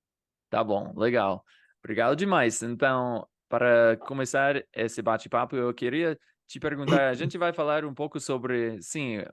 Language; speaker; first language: Portuguese; non-native, fluent; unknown